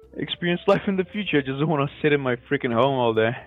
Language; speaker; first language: English; non-native, fluent; Macedonian